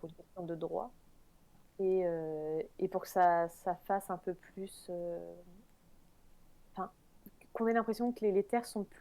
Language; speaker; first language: French; native; French